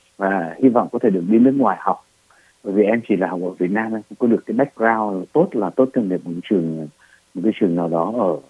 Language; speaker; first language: Vietnamese; native; Vietnamese